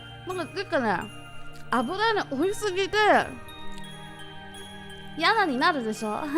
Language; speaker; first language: Japanese; non-native, learner; English